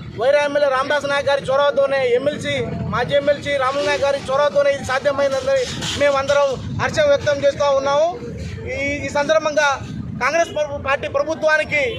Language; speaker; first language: Telugu; non-native, local second language; Lambadi